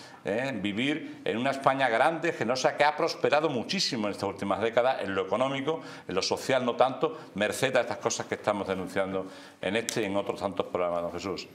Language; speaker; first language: Spanish; native; Spanish